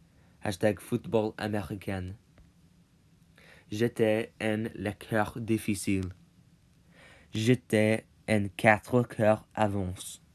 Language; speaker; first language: French; non-native, learner; English